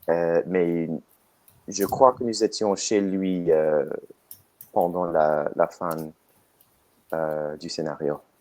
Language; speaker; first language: French; non-native, learner; English